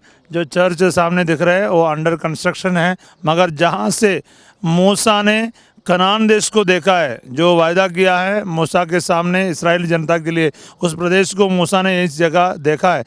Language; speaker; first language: Hindi; native; Hindi